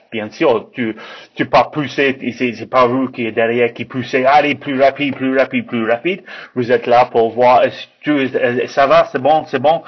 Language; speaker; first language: French; non-native, learner; English